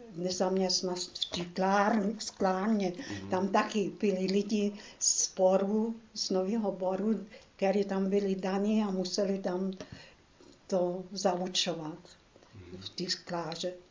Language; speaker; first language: Czech; non-native, local second language; German